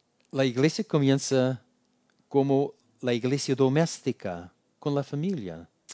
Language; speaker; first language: Spanish; non-native, learner; English